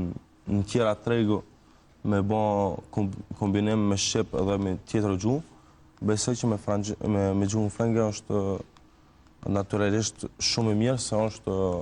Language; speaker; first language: Albanian; early bilingual, heritage; Albanian